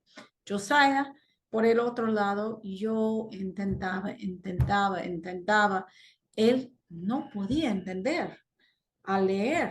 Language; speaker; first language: Spanish; non-native, fluent; English